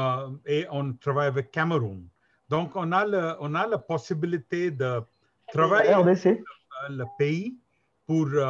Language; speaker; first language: French; non-native, learner; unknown